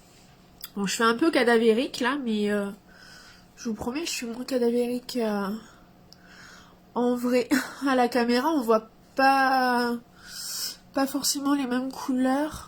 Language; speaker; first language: French; native; French